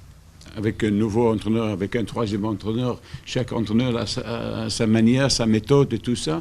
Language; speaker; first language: French; non-native, fluent; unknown